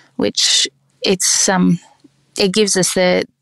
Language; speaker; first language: English; native; English